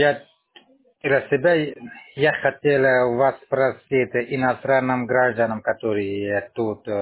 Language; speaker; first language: Russian; non-native, local second language; Tajik